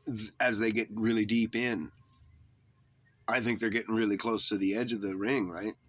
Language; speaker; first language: English; native; English